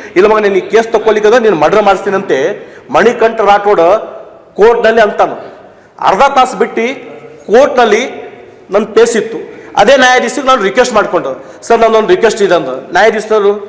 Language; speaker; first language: Kannada; non-native, local second language; Lambadi